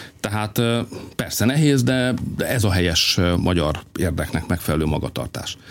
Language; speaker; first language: Hungarian; native; Hungarian